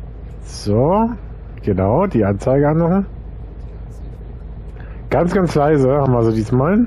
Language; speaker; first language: German; native; German